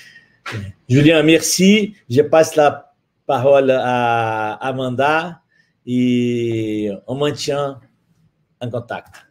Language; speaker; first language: French; non-native, fluent; Portuguese